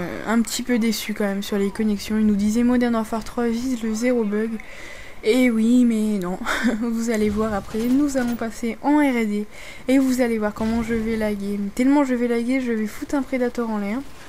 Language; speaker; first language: French; native; French